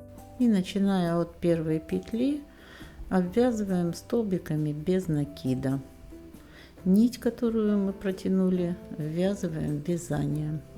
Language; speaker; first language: Russian; native; Russian